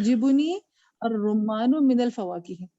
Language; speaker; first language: Arabic; non-native, learner; Urdu